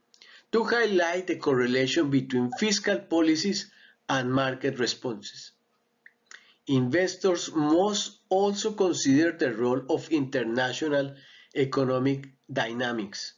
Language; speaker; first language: English; non-native, fluent; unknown